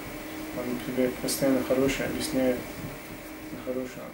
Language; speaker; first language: Russian; non-native, local second language; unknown